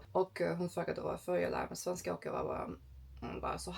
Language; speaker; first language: Swedish; non-native, learner; Turkish